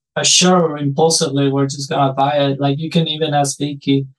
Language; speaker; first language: English; non-native, fluent; Spanish